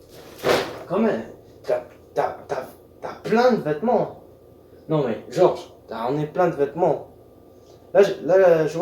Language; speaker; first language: French; native; French